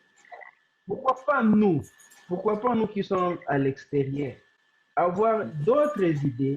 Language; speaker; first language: French; non-native, local second language; Swahili